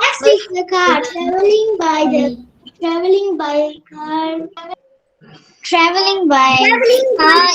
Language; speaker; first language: English; non-native, local second language; Tamil